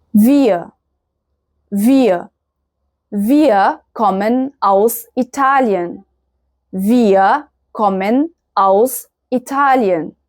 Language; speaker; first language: German; non-native, fluent; Arabic